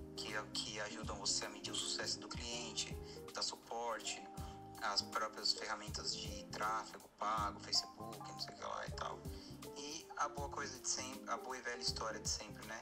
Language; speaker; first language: Portuguese; native; Portuguese